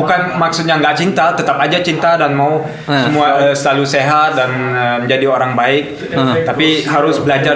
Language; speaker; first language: Indonesian; early bilingual, heritage; German